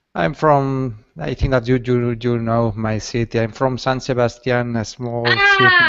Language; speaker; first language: English; non-native, learner; Spanish